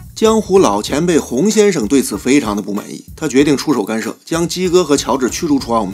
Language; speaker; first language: Chinese; native; Chinese